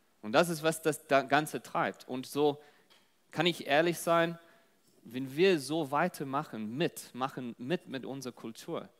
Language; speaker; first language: German; non-native, fluent; English